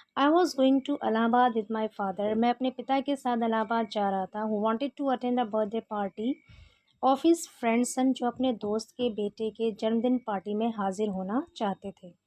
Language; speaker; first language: Hindi; native; Hindi